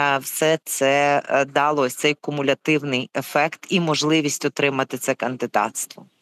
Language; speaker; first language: Ukrainian; native; Ukrainian